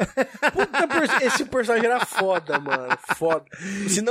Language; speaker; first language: Portuguese; native; Portuguese